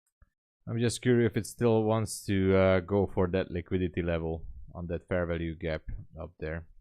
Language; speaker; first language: English; non-native, fluent; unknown